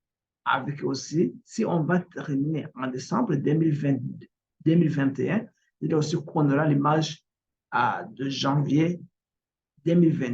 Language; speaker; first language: French; non-native, local second language; Kinyarwanda